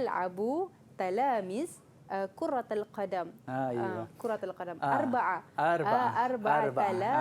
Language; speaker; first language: Arabic; non-native, learner; Malay